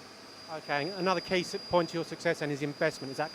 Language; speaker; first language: English; native; English